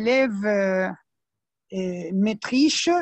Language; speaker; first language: French; non-native, fluent; Arabic